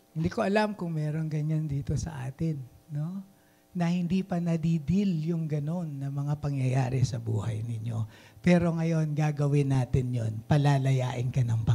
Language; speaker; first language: Filipino; native; Filipino